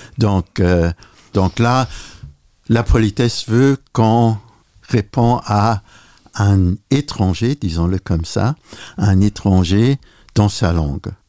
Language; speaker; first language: French; non-native, local second language; Luxembourgish